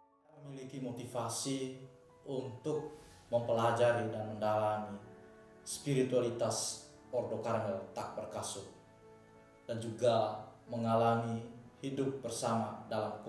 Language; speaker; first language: Indonesian; non-native, local second language; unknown